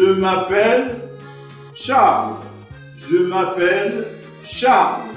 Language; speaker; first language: French; non-native, fluent; Portuguese